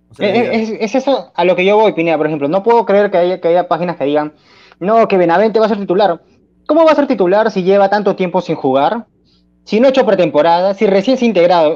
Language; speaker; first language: Spanish; native; Spanish